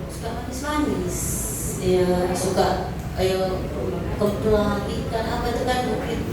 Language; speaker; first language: Indonesian; non-native, local second language; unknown